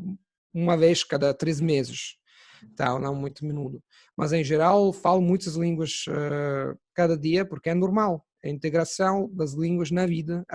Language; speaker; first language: Portuguese; non-native, fluent; Italian